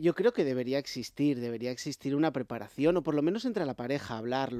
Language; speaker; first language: Spanish; native; Spanish